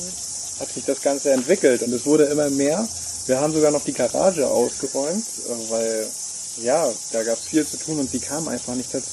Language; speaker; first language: German; native; German